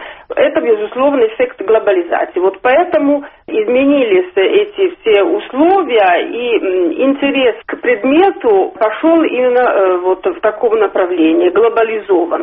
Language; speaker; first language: Russian; non-native, fluent; Italian